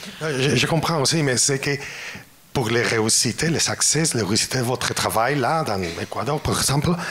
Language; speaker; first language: French; non-native, learner; Spanish